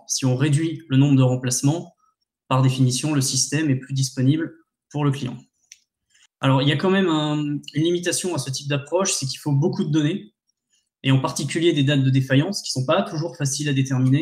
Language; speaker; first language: French; native; French